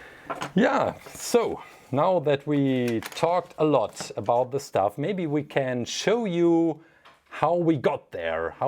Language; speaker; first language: English; non-native, fluent; German